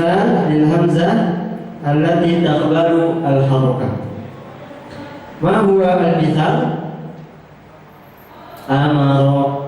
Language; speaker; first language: Arabic; non-native, fluent; Indonesian